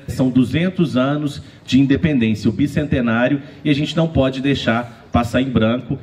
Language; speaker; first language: Portuguese; native; Portuguese